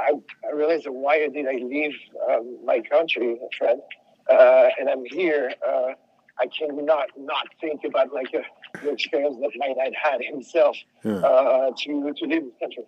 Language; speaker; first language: English; non-native, fluent; French